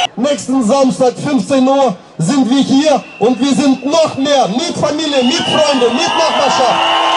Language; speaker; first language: German; non-native, fluent; Russian